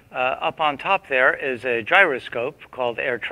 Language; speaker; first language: English; native; English